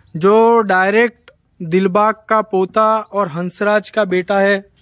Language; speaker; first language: Hindi; non-native, local second language; Gujarati